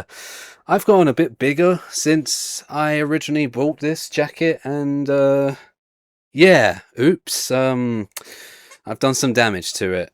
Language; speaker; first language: English; native; English